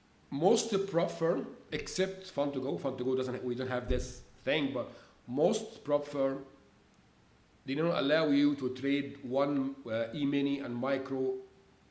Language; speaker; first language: English; non-native, fluent; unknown